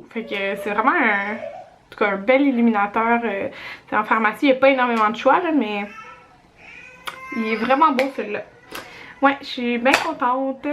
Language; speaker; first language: French; native; French